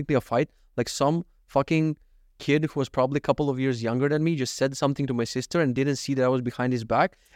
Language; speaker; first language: English; non-native, fluent; Macedonian